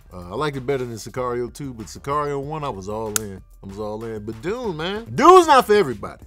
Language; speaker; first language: English; native; English